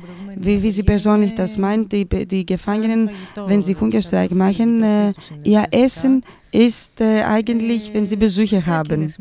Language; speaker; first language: German; non-native, fluent; Greek